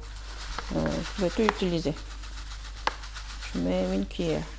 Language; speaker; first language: French; non-native, fluent; Korean